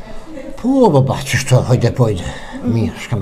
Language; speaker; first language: German; non-native, learner; Albanian